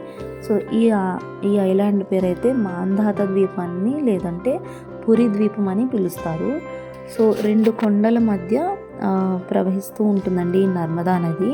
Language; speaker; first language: Telugu; native; Telugu